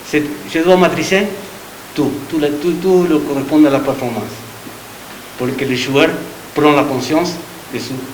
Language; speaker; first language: French; non-native, learner; Spanish